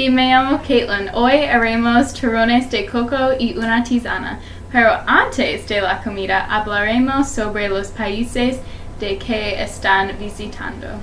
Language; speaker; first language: Spanish; non-native, learner; English